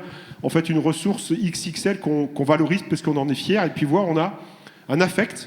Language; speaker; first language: French; native; French